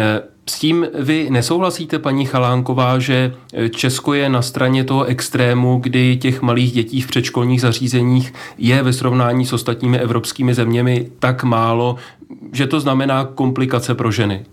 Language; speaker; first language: Czech; native; Czech